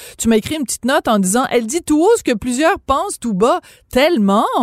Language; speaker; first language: French; native; French